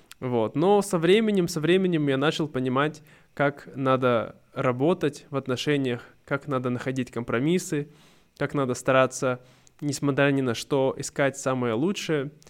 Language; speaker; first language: Russian; native; Russian